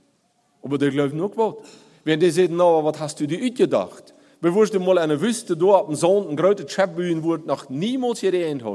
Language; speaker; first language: German; non-native, learner; Plautdietsch